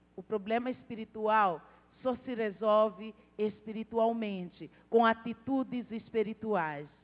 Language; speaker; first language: Portuguese; non-native, local second language; Tsonga